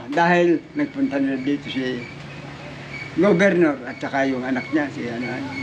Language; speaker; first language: Filipino; native; Filipino